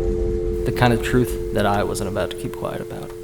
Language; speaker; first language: English; native; English